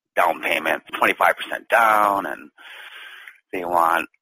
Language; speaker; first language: English; native; English